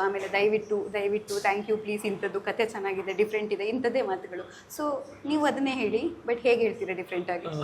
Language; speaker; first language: Kannada; native; Kannada